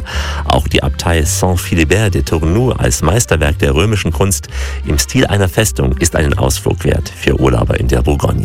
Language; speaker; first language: German; native; German